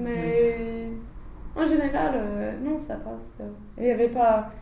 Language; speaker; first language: French; non-native, fluent; English